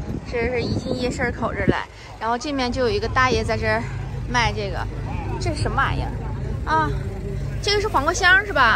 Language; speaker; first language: Chinese; native; Chinese